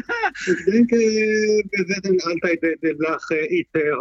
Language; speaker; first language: Dutch; non-native, fluent; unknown